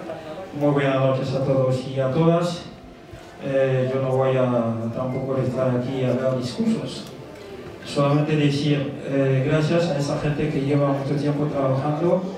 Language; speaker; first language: Spanish; non-native, fluent; French